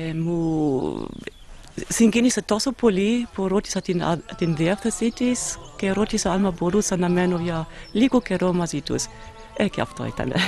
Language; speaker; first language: Greek; non-native, fluent; German